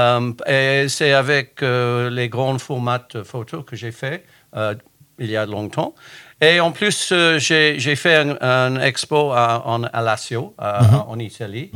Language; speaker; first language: French; non-native, fluent; English